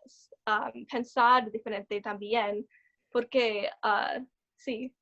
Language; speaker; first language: Spanish; non-native, learner; English